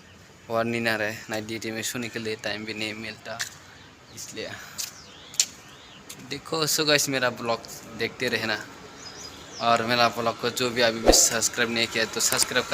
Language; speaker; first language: Hindi; non-native, local second language; Kok Borok